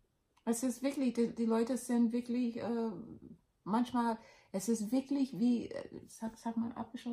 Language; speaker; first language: German; non-native, learner; English